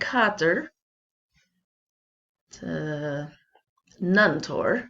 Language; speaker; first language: Albanian; non-native, learner; English